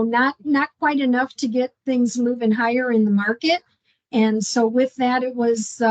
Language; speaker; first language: English; native; English